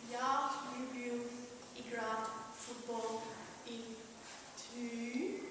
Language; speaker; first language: Russian; non-native, learner; English